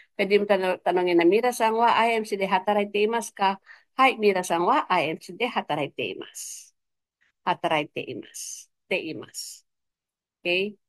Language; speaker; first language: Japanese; non-native, fluent; Filipino